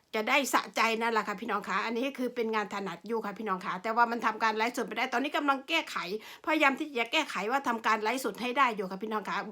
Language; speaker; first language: Thai; non-native, local second language; Northeastern Thai